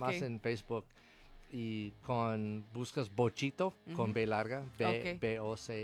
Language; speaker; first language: Spanish; non-native, learner; English